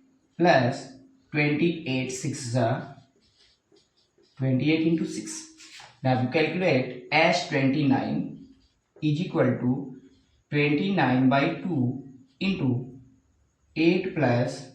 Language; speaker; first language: English; non-native, local second language; Hindi